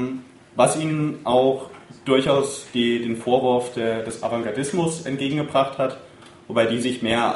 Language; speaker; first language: German; native; German